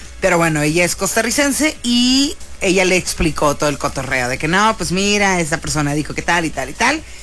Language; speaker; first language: Spanish; native; Spanish